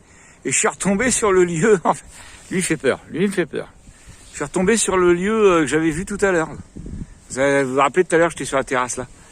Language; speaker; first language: French; native; French